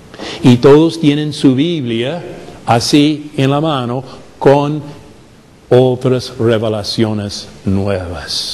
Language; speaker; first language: Spanish; non-native, fluent; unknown